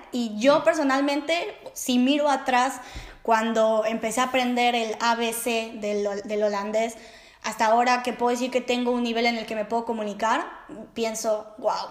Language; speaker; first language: Spanish; native; Spanish